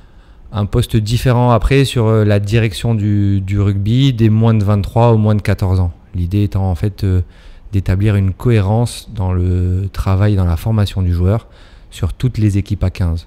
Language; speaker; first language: French; native; French